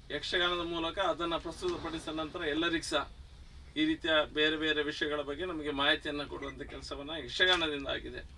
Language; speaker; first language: Kannada; non-native, local second language; Tulu